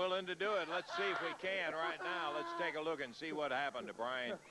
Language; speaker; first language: English; native; English